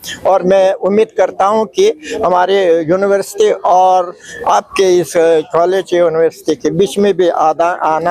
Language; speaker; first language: Hindi; non-native, fluent; Uzbek